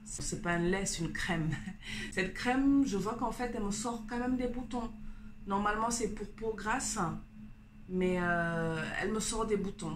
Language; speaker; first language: French; native; French